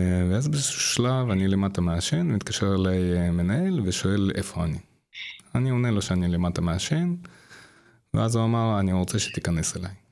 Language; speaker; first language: Hebrew; non-native, fluent; Russian